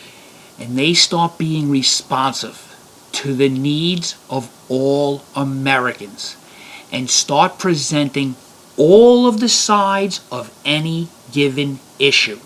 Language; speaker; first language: English; native; English